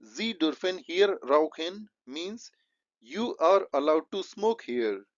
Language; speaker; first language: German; non-native, fluent; Hindi